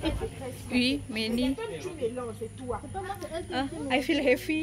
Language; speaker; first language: English; non-native, learner; Indonesian